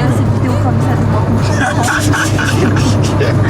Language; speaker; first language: French; non-native, learner; English